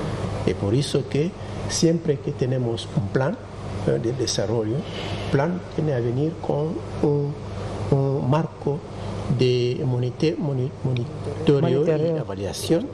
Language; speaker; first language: Spanish; non-native, fluent; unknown